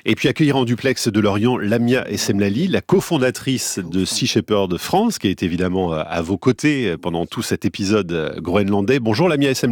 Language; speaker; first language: French; native; French